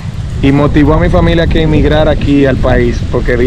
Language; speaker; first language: Spanish; native; Spanish